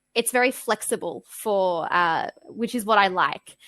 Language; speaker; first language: English; native; English